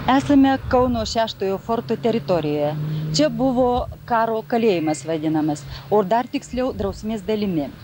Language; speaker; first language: Lithuanian; native; Lithuanian